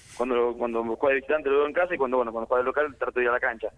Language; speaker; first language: Spanish; native; Spanish